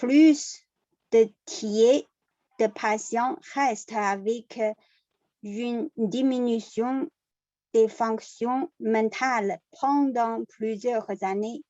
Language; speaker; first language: French; non-native, learner; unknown